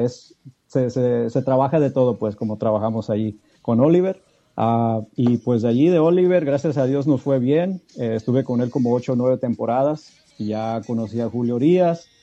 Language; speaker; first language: Spanish; early bilingual, heritage; Spanish